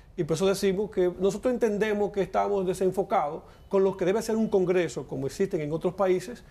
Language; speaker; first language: Spanish; native; Spanish